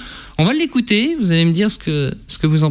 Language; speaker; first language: French; native; French